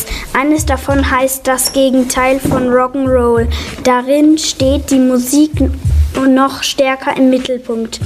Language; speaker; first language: German; native; German